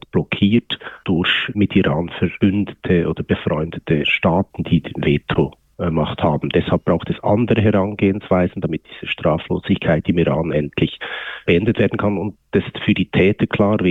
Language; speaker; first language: German; native; German